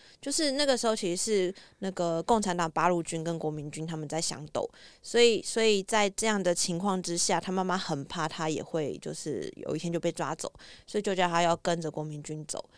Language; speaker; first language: Chinese; native; Chinese